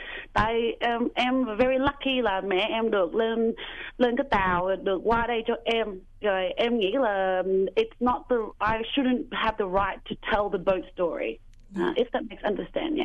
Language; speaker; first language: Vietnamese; early bilingual, heritage; Vietnamese